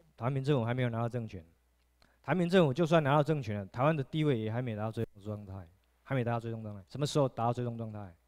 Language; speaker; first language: Chinese; native; Chinese